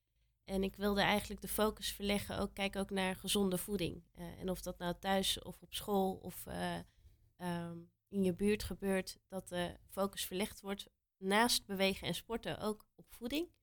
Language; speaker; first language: Dutch; native; Dutch